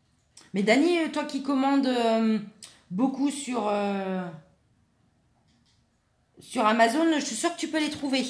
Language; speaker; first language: French; native; French